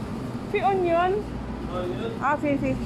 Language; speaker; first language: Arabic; non-native, learner; Filipino